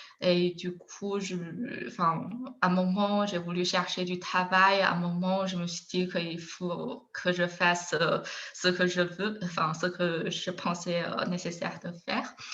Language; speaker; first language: French; non-native, fluent; Chinese